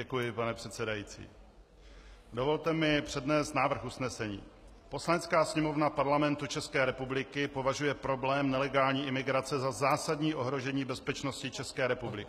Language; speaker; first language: Czech; native; Czech